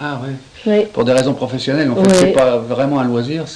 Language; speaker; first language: French; native; French